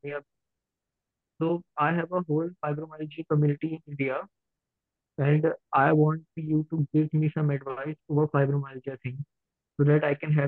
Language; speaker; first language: English; non-native, local second language; Hindi